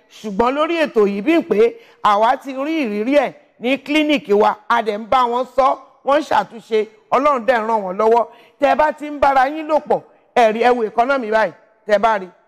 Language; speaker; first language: Yoruba; native; Yoruba